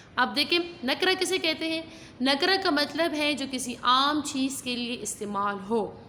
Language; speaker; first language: Urdu; non-native, local second language; Pashto